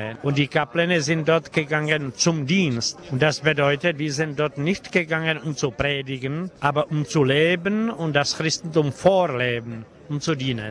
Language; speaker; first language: German; non-native, fluent; Czech